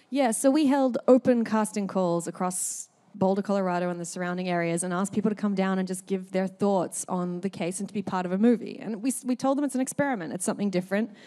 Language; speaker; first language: English; native; English